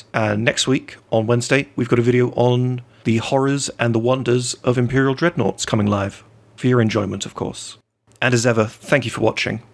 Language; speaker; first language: English; native; English